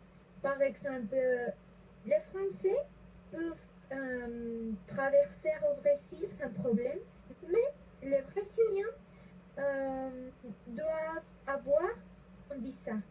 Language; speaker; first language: French; non-native, learner; Spanish